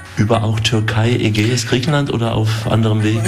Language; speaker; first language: German; native; German